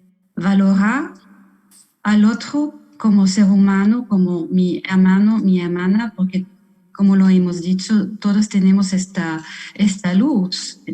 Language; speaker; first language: Spanish; non-native, fluent; German